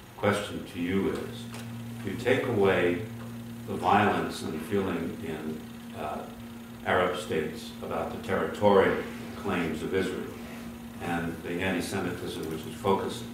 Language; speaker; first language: English; early bilingual, other home language; Hungarian